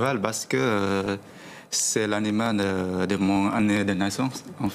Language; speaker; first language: French; non-native, learner; Vietnamese